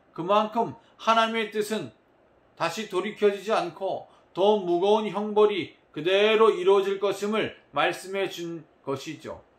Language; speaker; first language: Korean; native; Korean